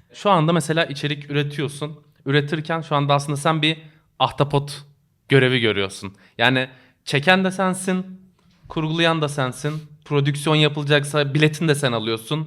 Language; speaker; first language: Turkish; native; Turkish